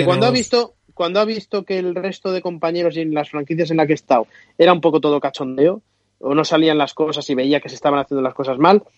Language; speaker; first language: Spanish; native; Spanish